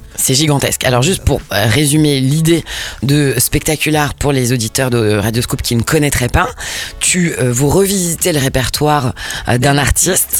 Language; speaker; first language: French; native; French